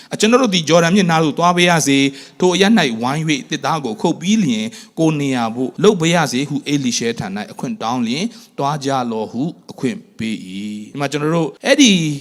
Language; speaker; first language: Burmese; non-native, local second language; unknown